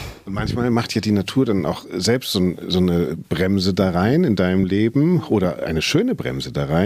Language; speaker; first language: German; native; German